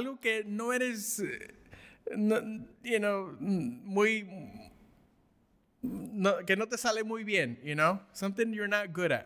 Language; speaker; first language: Spanish; early bilingual, heritage; Spanish